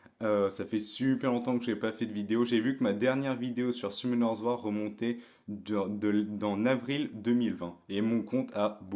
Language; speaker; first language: French; native; French